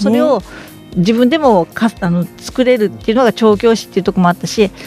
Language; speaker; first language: Japanese; native; Japanese